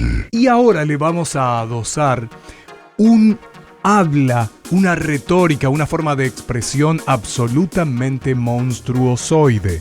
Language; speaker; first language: Spanish; native; Spanish